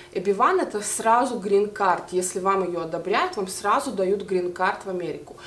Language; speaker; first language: Russian; native; Russian